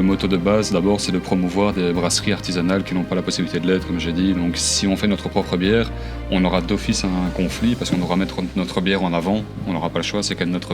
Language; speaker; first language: French; native; French